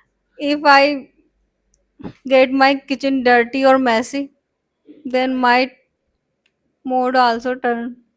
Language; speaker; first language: English; non-native, learner; Hindi